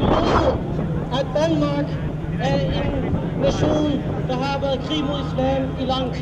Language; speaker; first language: Danish; non-native, local second language; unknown